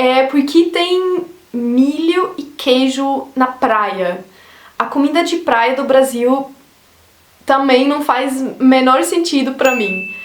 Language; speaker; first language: Portuguese; non-native, fluent; German